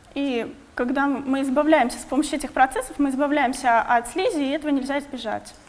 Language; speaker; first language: Russian; native; Russian